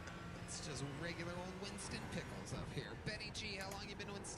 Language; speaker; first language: English; native; English